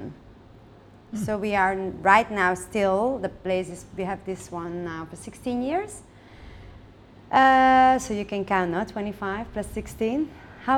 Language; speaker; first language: English; non-native, fluent; Dutch